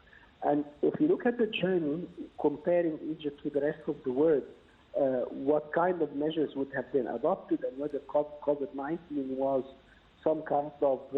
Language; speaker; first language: English; non-native, fluent; Arabic